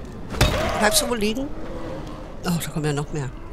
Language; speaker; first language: German; native; German